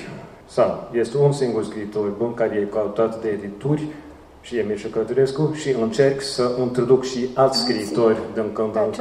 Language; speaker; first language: Romanian; non-native, fluent; Norwegian